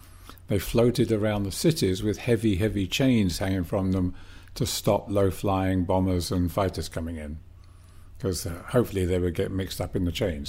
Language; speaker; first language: English; native; English